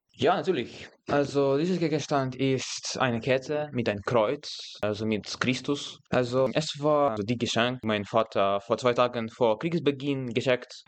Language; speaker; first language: German; non-native, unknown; Russian